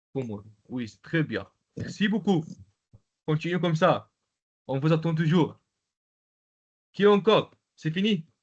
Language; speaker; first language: French; non-native, local second language; Arabic